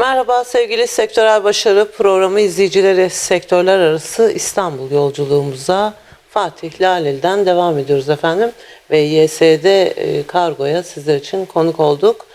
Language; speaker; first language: Turkish; native; Turkish